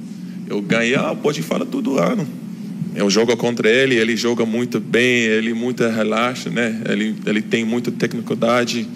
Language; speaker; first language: Portuguese; non-native, learner; Turkish